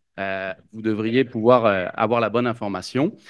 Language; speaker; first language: French; native; French